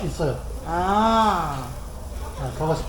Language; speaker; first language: Korean; non-native, learner; Japanese